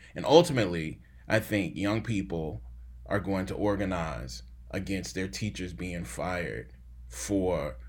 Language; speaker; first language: English; native; English